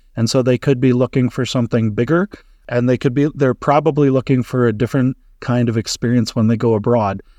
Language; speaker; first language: English; native; English